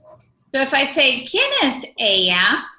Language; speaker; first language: Spanish; non-native, fluent; English